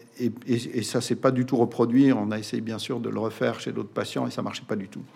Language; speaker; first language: French; native; French